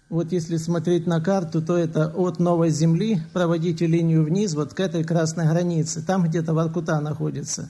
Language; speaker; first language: Russian; native; Russian